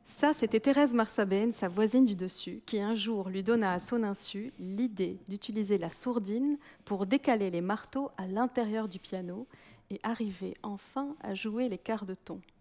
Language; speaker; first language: French; native; French